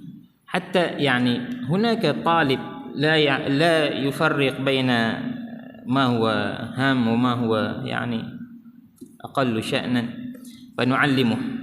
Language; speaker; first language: Arabic; non-native, fluent; Malay